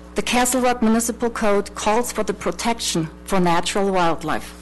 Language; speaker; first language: English; non-native, fluent; German